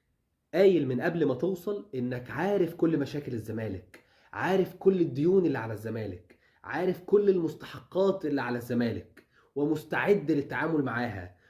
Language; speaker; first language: Arabic; native; Arabic